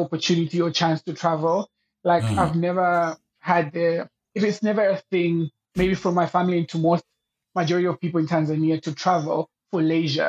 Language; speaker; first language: English; non-native, local second language; Swahili